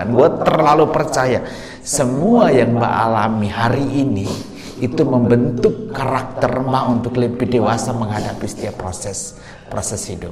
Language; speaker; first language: Indonesian; native; Indonesian